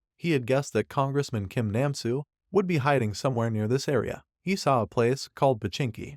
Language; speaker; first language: English; non-native, local second language; Hindi